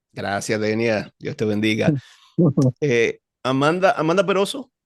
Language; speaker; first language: Spanish; native; Spanish